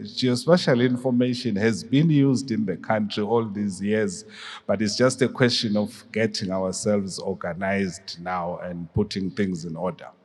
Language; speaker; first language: English; non-native, local second language; Swati